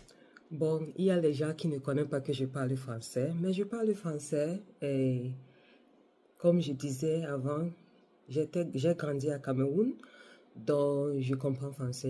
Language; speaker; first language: French; non-native, local second language; Igbo